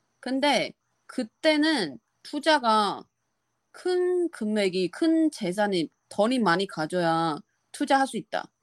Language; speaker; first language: Korean; non-native, learner; Chinese